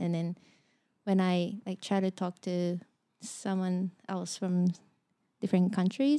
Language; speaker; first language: English; non-native, learner; Japanese